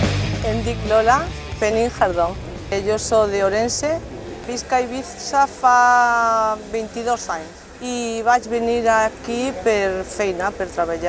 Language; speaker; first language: Catalan; non-native, local second language; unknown